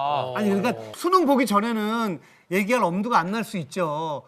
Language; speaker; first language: Korean; native; Korean